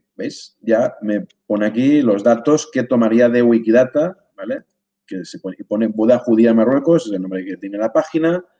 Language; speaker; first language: Spanish; non-native, local second language; Catalan